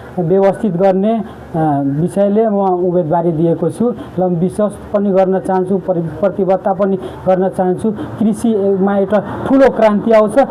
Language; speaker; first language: Nepali; non-native, local second language; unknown